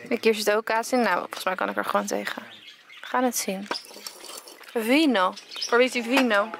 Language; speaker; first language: Dutch; native; Dutch